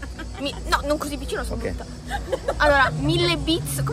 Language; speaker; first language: Italian; native; Italian